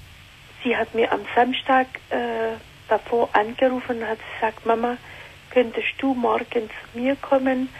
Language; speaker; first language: German; non-native, learner; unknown